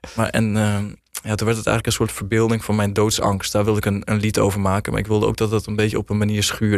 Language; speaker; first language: Dutch; native; Dutch